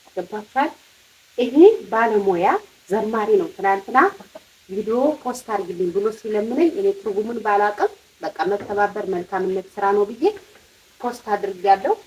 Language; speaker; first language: Amharic; native; Amharic